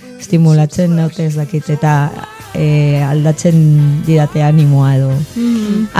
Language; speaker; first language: Basque; non-native, local second language; Spanish